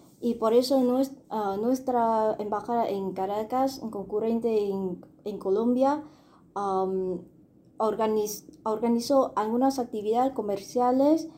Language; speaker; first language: Spanish; non-native, fluent; Vietnamese